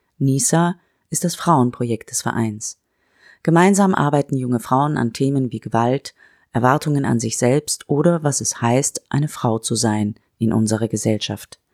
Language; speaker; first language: German; native; German